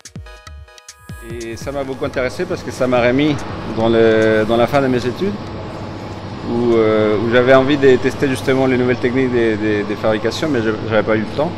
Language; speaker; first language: French; non-native, fluent; Spanish